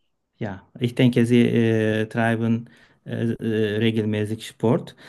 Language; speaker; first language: German; non-native, learner; Turkish